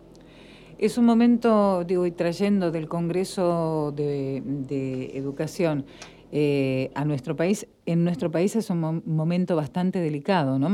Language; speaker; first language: Spanish; native; Spanish